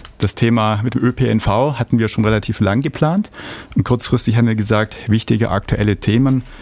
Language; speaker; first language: German; native; German